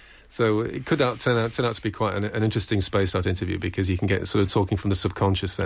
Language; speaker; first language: English; native; English